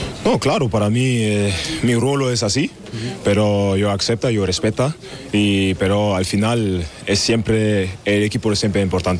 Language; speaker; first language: Spanish; non-native, learner; German